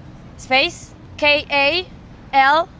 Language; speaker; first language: English; non-native, learner; French